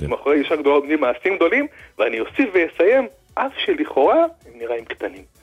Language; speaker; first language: Hebrew; native; Hebrew